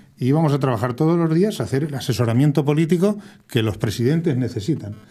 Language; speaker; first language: Spanish; native; Spanish